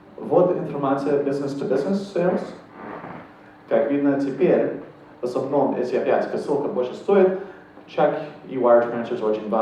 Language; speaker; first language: Russian; non-native, fluent; English